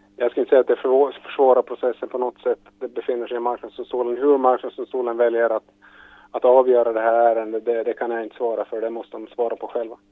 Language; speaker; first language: Swedish; native; Swedish